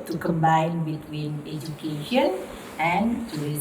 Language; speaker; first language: English; non-native, learner; Indonesian